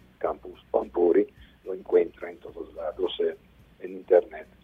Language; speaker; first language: Spanish; non-native, fluent; Italian